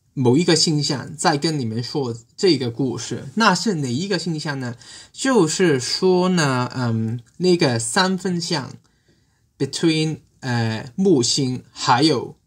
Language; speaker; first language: Chinese; non-native, local second language; Cantonese